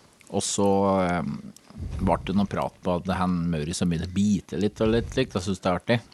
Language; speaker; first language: Norwegian; native; Norwegian